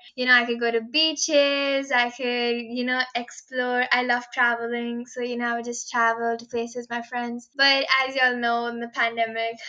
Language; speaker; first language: English; non-native, local second language; Hindi